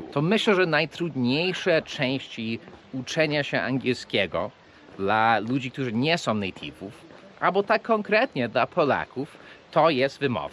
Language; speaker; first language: Polish; early bilingual, heritage; English